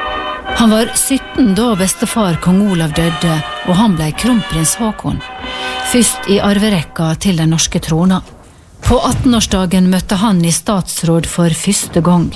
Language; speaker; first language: Norwegian; native; Norwegian